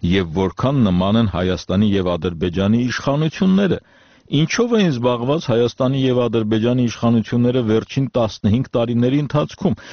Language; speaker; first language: Armenian; native; Armenian